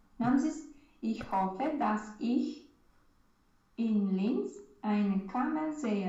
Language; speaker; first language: German; non-native, learner; Romanian